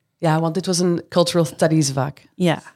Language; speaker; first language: Dutch; non-native, fluent; English